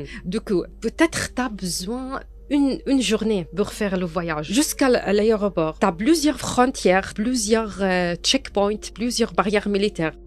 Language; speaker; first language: French; non-native, fluent; Arabic